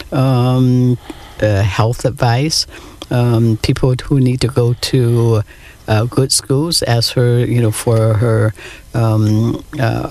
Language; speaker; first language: English; non-native, local second language; Cantonese